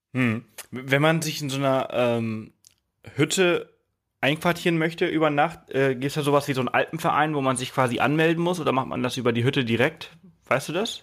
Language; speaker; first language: German; native; German